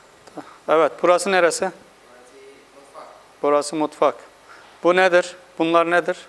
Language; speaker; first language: Turkish; non-native, fluent; Urdu